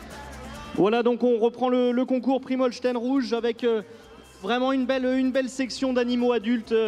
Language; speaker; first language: French; native; French